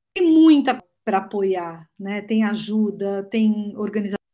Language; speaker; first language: Portuguese; native; Portuguese